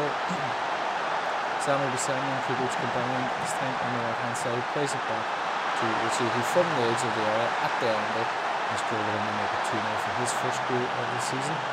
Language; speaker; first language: English; native; English